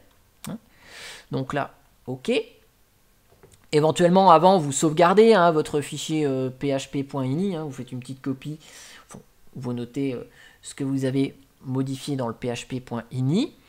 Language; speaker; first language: French; native; French